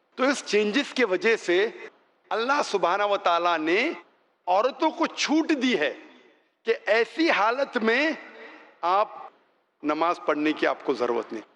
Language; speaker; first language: Urdu; non-native, local second language; Konkani